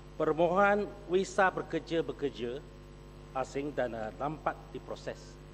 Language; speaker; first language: Malay; non-native, local second language; Chinese